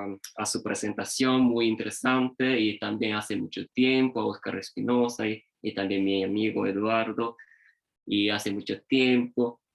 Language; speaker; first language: Spanish; non-native, learner; Japanese